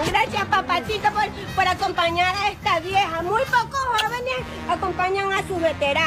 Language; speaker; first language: Spanish; native; Spanish